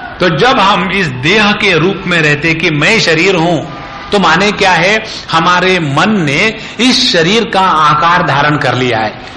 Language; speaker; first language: Hindi; non-native, local second language; Marathi